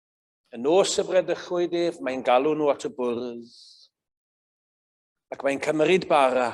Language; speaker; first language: Welsh; native; Welsh